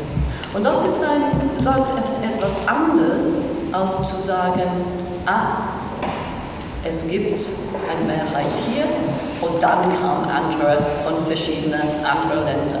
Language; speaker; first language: German; non-native, fluent; English